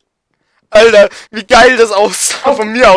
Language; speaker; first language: German; native; German